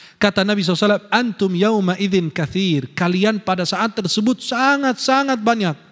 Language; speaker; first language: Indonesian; non-native, fluent; Arabic